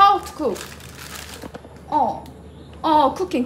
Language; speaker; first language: English; non-native, learner; Korean